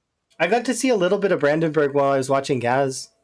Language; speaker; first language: English; native; English